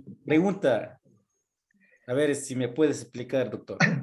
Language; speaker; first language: Spanish; non-native, local second language; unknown